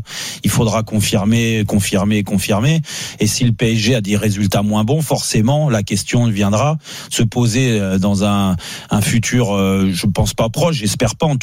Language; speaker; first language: French; native; French